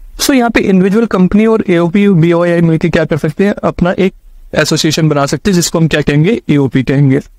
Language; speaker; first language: Hindi; native; Hindi